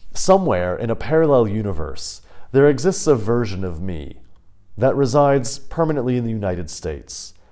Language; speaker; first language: English; native; English